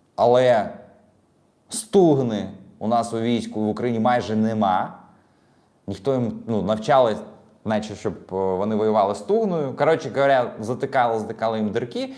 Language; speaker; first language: Ukrainian; non-native, local second language; Russian